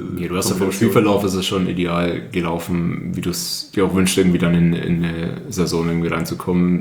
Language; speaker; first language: German; native; German